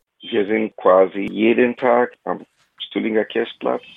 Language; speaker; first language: German; non-native, fluent; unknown